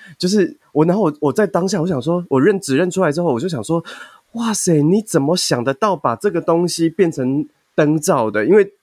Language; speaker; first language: Chinese; native; Chinese